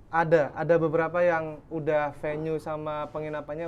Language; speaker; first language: Indonesian; native; Indonesian